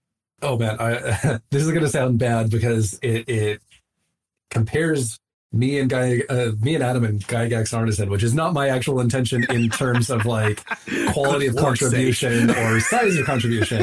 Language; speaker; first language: English; native; English